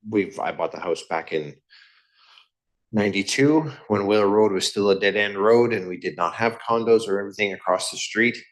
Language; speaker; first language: English; native; English